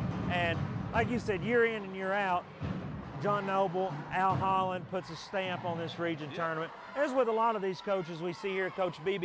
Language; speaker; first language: English; native; English